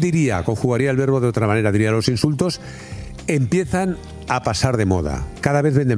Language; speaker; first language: Spanish; native; Spanish